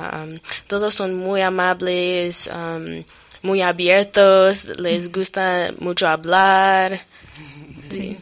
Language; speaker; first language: Spanish; non-native, fluent; English